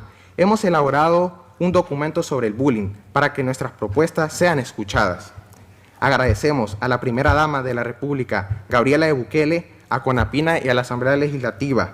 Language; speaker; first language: Spanish; native; Spanish